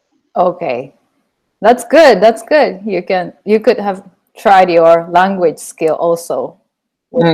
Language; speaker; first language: English; non-native, fluent; Japanese